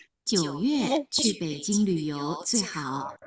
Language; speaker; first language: Chinese; non-native, learner; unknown